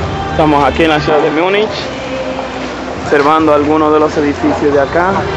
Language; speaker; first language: Spanish; native; Spanish